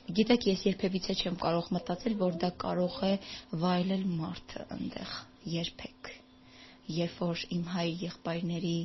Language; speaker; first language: Armenian; native; Armenian